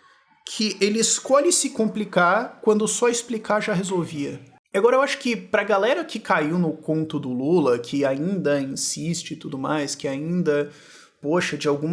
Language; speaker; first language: Portuguese; native; Portuguese